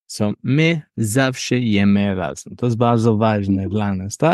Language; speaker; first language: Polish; non-native, learner; English